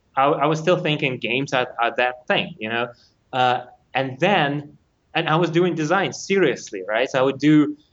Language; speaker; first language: English; non-native, fluent; Russian